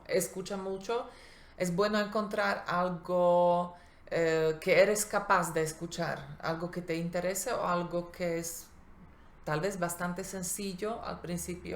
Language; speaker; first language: Spanish; non-native, fluent; Slovak